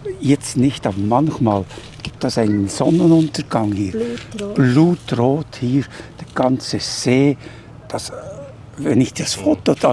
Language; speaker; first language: German; native; German